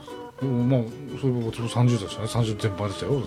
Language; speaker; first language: Japanese; native; Japanese